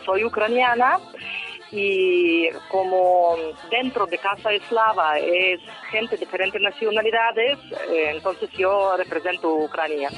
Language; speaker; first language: Spanish; non-native, fluent; Ukrainian